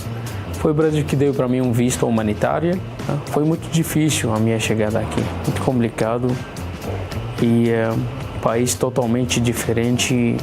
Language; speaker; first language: Portuguese; non-native, learner; Arabic